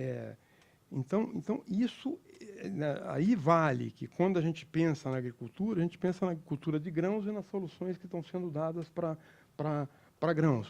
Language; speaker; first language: Portuguese; native; Portuguese